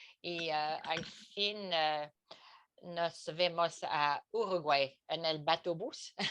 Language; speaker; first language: Spanish; non-native, learner; French